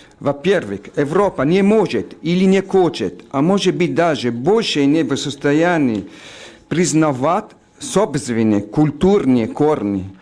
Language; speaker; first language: Russian; non-native, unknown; Italian